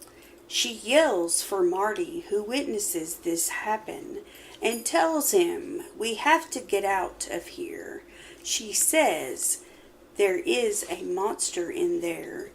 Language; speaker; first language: English; native; English